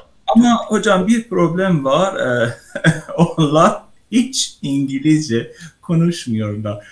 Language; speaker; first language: Turkish; non-native, learner; Persian